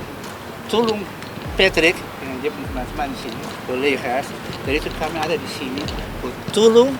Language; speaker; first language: Indonesian; non-native, learner; Dutch